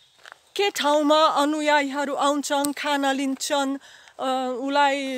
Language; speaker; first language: Nepali; non-native, fluent; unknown